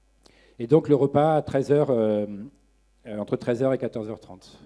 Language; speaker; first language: French; native; French